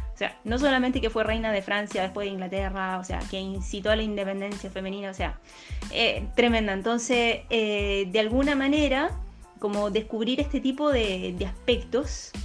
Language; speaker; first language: Spanish; native; Spanish